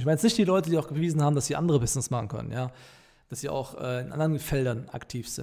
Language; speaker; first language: German; native; German